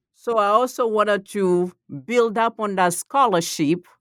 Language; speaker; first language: English; non-native, fluent; Mandingo